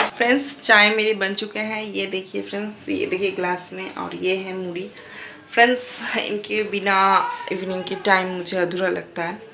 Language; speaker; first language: Hindi; non-native, local second language; Bangla